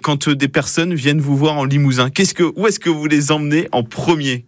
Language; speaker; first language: French; native; French